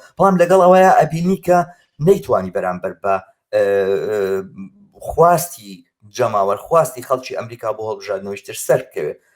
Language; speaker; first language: Central Kurdish; native; Central Kurdish